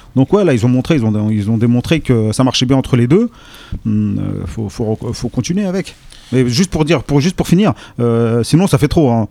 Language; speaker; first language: French; native; French